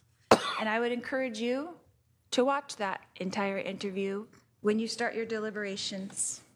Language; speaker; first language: English; native; English